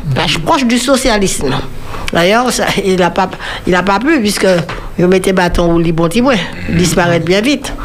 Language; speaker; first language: French; native; French